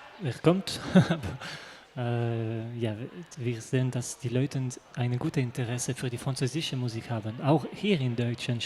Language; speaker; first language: German; non-native, local second language; French